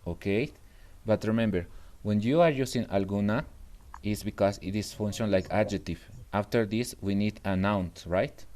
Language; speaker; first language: English; non-native, fluent; Spanish